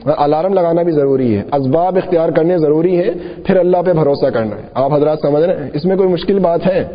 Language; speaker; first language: Urdu; non-native, local second language; Sindhi